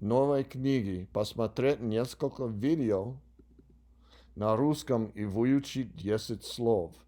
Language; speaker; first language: Russian; non-native, learner; English